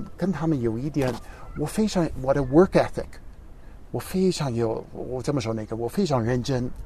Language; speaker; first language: Chinese; non-native, fluent; English